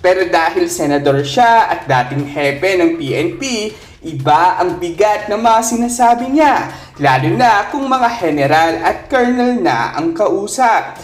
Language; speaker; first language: Filipino; native; Filipino